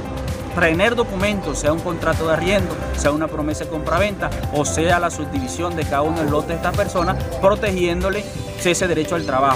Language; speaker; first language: Spanish; native; Spanish